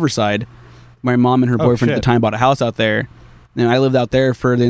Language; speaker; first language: English; early bilingual, other home language; Spanish